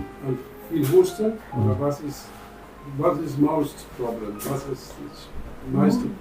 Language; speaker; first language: German; non-native, fluent; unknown